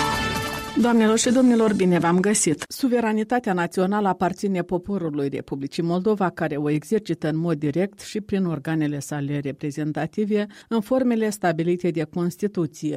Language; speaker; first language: Romanian; native; Romanian